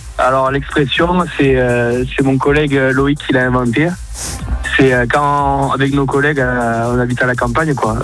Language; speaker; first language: French; native; French